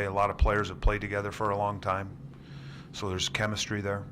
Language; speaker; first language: English; native; English